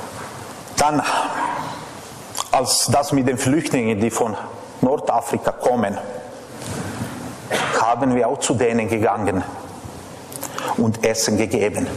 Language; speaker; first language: German; non-native, fluent; Serbian